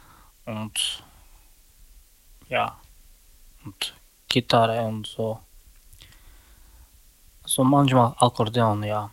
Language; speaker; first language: German; non-native, learner; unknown